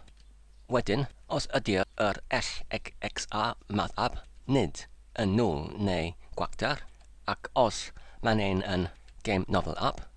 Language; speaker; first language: Welsh; non-native, learner; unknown